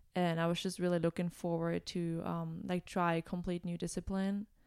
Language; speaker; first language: English; non-native, fluent; German